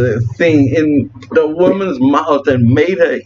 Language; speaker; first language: English; native; English